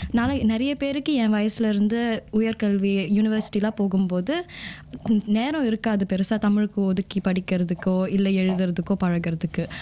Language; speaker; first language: Tamil; early bilingual, heritage; Tamil